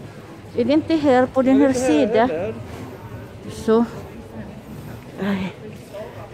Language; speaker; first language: Swedish; non-native, learner; Filipino